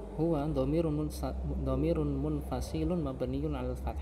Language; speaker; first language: Arabic; non-native, fluent; Indonesian